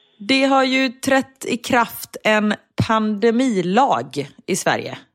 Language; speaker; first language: Swedish; native; Swedish